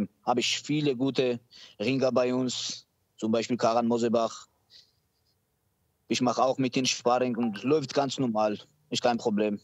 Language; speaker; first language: German; non-native, learner; Georgian